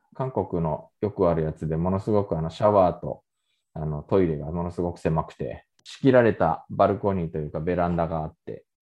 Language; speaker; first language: Japanese; native; Japanese